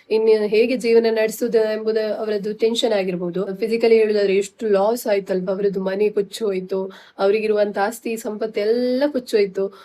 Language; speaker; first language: Kannada; non-native, local second language; Tulu